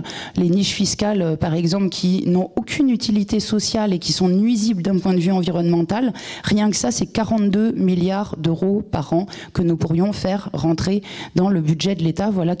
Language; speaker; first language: French; native; French